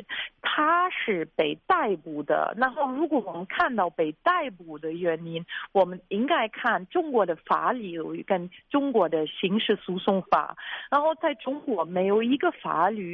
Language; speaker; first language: Chinese; non-native, fluent; German